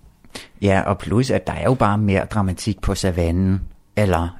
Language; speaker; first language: Danish; native; Danish